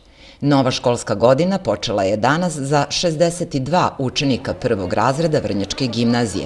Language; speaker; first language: Serbian; native; Serbian